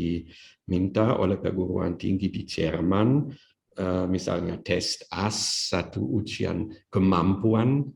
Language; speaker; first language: Indonesian; non-native, fluent; German